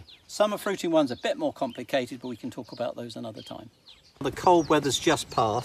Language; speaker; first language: English; native; English